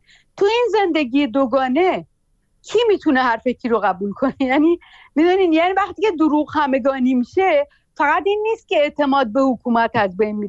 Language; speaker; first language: Persian; native; Persian